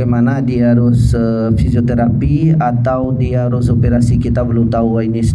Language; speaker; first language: Indonesian; non-native, fluent; Portuguese